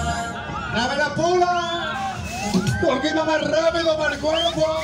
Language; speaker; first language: Spanish; native; Spanish